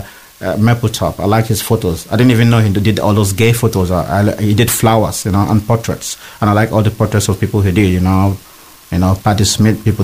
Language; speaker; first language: English; non-native, local second language; Igbo